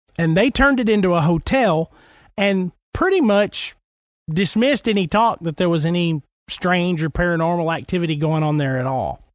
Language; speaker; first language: English; native; English